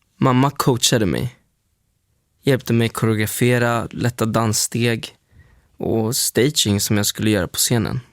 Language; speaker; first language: Swedish; early bilingual, other home language; Spanish